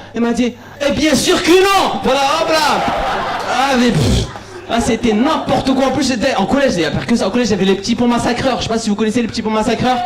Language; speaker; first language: French; early bilingual, other home language; Arabic